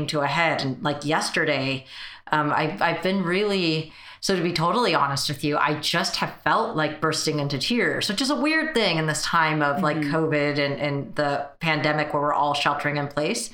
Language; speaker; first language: English; early bilingual, other home language; Chinese